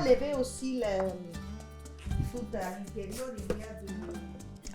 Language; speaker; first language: French; non-native, fluent; Spanish